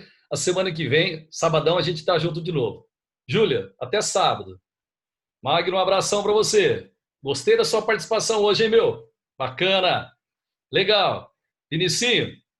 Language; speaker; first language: Portuguese; native; Portuguese